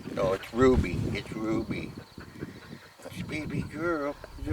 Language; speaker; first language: English; native; English